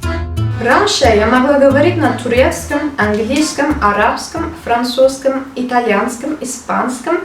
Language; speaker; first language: Russian; non-native, learner; Turkish